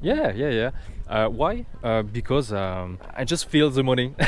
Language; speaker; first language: English; non-native, learner; French